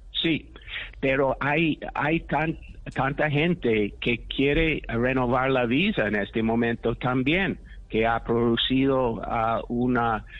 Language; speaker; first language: Spanish; non-native, fluent; English